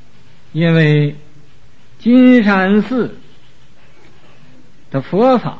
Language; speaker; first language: Chinese; native; Chinese